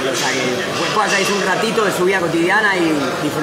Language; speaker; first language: Spanish; native; Spanish